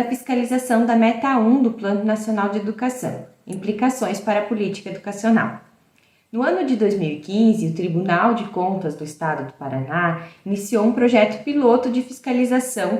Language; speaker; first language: Portuguese; native; Portuguese